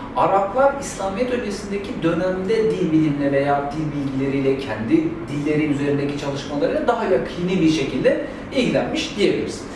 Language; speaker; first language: Turkish; native; Turkish